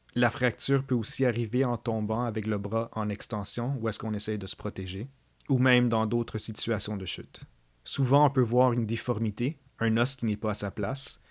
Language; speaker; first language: French; native; French